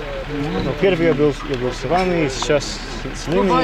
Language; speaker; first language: Russian; non-native, learner; English